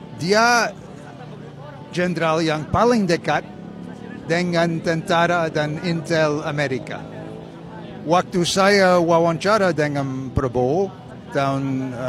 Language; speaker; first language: Indonesian; non-native, fluent; English